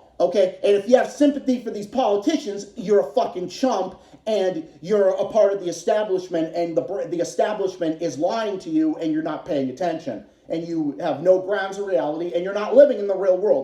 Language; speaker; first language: English; native; English